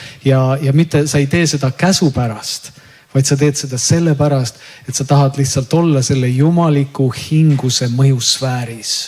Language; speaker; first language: Estonian; native; Estonian